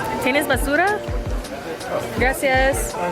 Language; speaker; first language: Spanish; early bilingual, heritage; Spanish